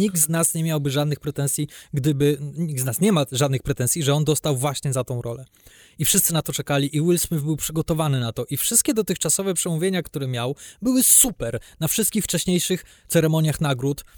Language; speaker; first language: Polish; native; Polish